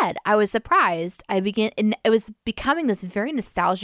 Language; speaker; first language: English; native; English